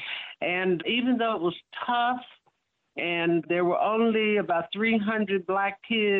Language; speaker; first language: English; native; English